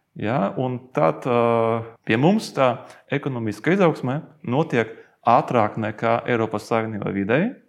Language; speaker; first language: Latvian; non-native, local second language; Russian